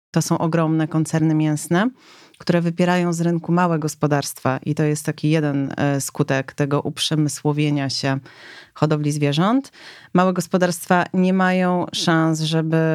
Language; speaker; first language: Polish; native; Polish